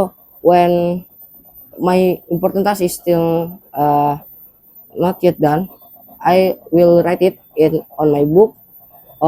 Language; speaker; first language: English; non-native, learner; Indonesian